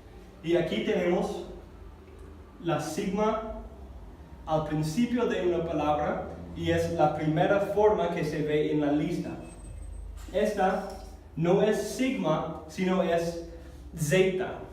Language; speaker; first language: Spanish; non-native, fluent; English